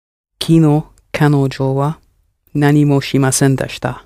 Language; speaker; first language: Japanese; non-native, learner; English